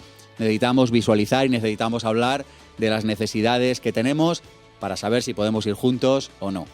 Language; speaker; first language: Spanish; native; Spanish